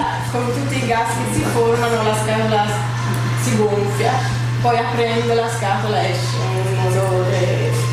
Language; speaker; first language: Italian; non-native, fluent; Swedish